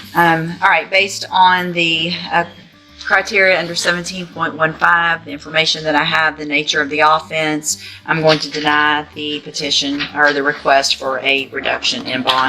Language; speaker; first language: English; native; English